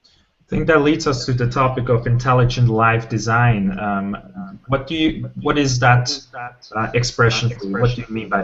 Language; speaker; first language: English; non-native, fluent; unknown